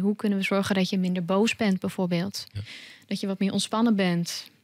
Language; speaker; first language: Dutch; native; Dutch